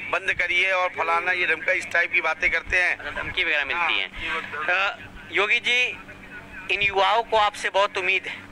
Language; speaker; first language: Hindi; native; Hindi